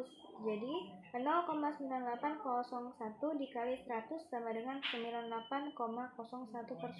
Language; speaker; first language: Indonesian; native; Indonesian